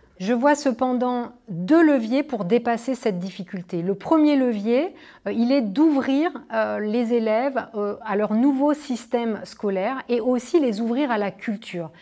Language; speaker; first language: French; native; French